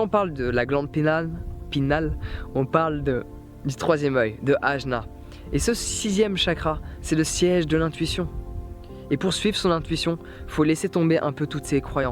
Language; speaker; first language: French; native; French